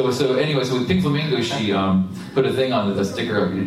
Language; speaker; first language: English; native; English